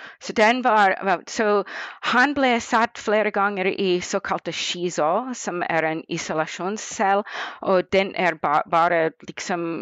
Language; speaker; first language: Norwegian; non-native, fluent; English